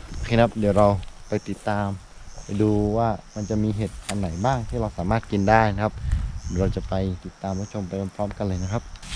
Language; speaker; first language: Thai; non-native, local second language; Karen languages